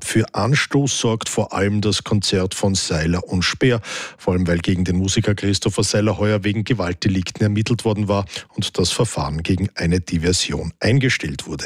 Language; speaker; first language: German; native; German